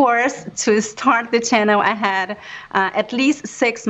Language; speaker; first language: English; non-native, fluent; Portuguese